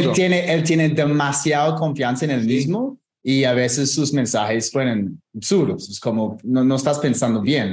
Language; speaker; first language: Spanish; non-native, fluent; English